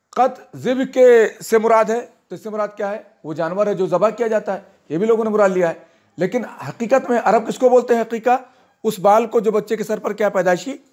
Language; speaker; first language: Hindi; native; Hindi